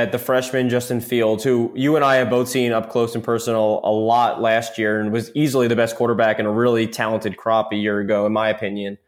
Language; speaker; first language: English; native; English